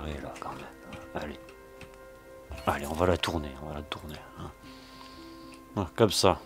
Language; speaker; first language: French; native; French